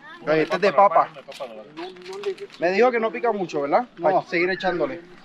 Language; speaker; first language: Spanish; native; Spanish